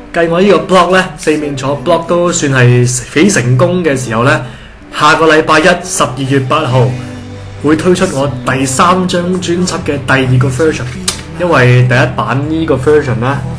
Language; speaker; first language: Cantonese; native; Cantonese